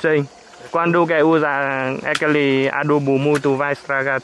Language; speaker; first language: Portuguese; non-native, learner; Vietnamese